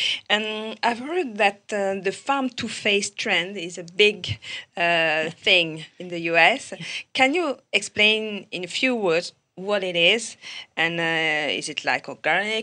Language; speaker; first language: English; non-native, fluent; French